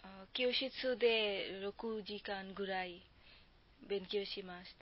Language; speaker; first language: Japanese; non-native, learner; Bangla